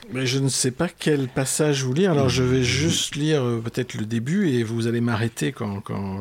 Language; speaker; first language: French; native; French